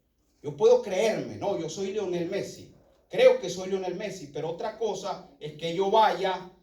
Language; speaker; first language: Spanish; native; Spanish